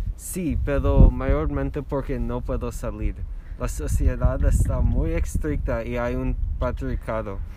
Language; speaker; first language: Spanish; non-native, learner; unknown